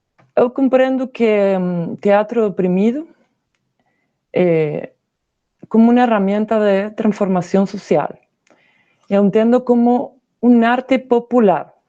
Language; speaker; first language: Portuguese; non-native, learner; Spanish